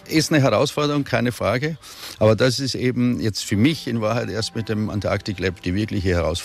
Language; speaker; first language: German; native; German